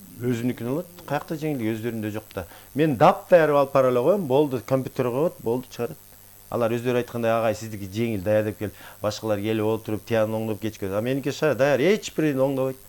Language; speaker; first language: Kyrgyz; native; Kyrgyz